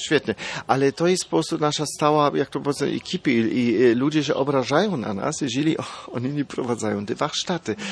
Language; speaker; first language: Polish; non-native, fluent; German